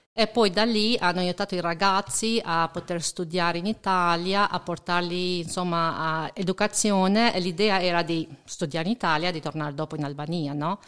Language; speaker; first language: Italian; non-native, fluent; Albanian